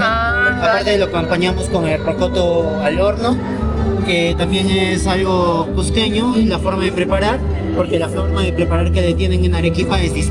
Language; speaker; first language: Spanish; native; Spanish